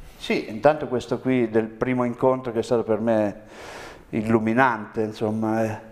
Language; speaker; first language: Italian; native; Italian